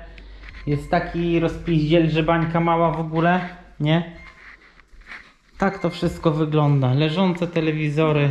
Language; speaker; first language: Polish; native; Polish